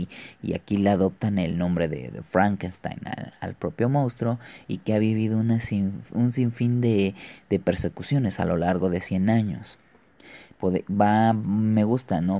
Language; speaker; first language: Spanish; native; Spanish